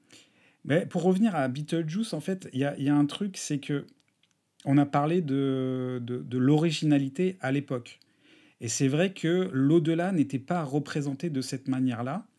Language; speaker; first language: French; native; French